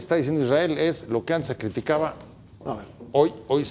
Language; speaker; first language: Spanish; native; Spanish